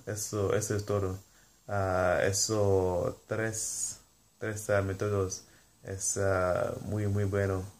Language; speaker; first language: Spanish; non-native, learner; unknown